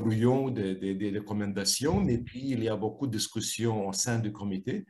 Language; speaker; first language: French; non-native, fluent; Lithuanian